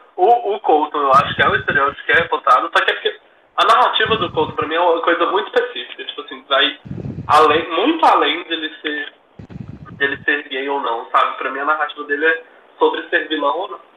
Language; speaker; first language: Portuguese; native; Portuguese